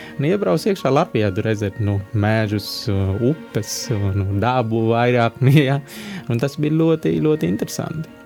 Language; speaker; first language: Latvian; non-native, fluent; Vietnamese